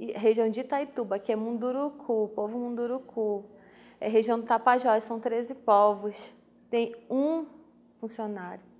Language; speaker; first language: Portuguese; native; Portuguese